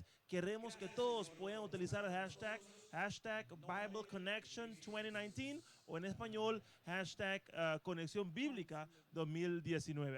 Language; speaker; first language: Spanish; native; Spanish